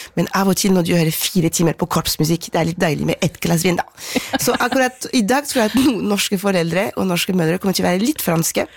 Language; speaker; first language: Norwegian; non-native, fluent; French